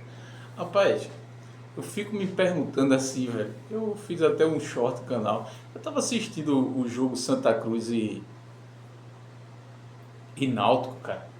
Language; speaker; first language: Portuguese; native; Portuguese